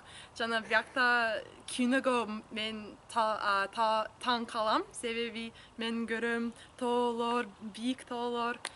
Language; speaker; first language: Kyrgyz; non-native, learner; English